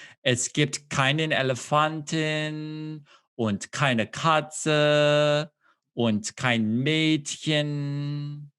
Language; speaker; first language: German; non-native, fluent; English